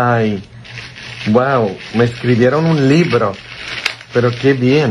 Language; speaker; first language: Spanish; non-native, fluent; Polish